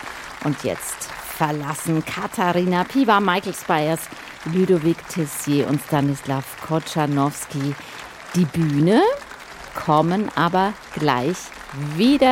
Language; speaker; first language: German; native; German